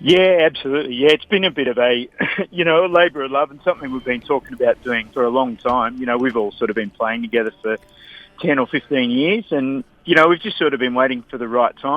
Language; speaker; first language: English; native; English